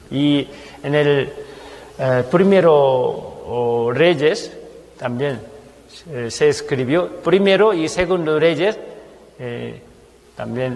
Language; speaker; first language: Spanish; non-native, fluent; Korean